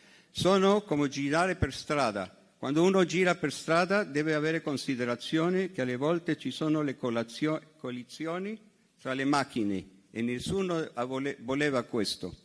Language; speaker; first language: Italian; non-native, fluent; Hebrew